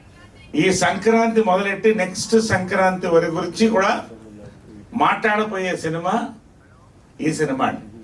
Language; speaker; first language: Telugu; native; Telugu